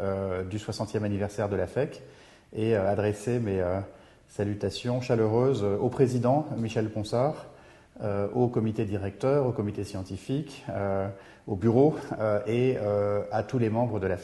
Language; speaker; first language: French; native; French